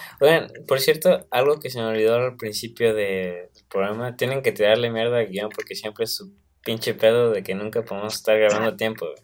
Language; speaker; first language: Spanish; native; Spanish